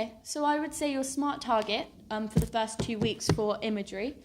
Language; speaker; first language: English; native; English